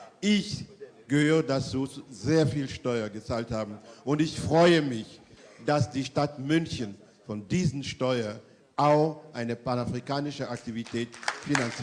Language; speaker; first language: German; non-native, fluent; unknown